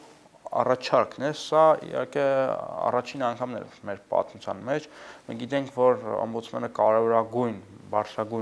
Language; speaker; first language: Armenian; native; Armenian